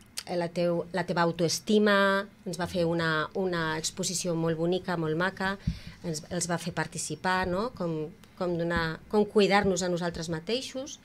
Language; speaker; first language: Catalan; native; Catalan